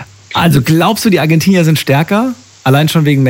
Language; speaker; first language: German; native; German